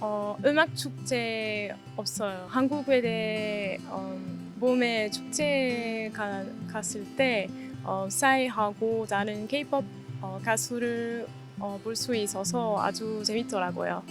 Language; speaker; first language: Korean; non-native, learner; French